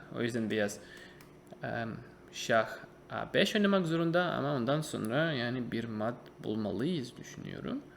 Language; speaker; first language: Turkish; non-native, fluent; Russian